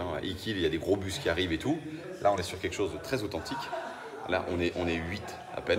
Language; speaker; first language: French; native; French